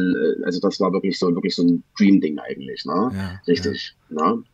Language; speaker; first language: German; native; German